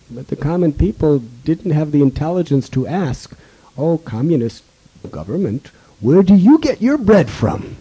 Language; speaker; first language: English; native; English